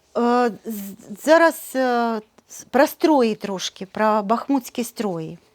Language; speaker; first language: Ukrainian; native; Ukrainian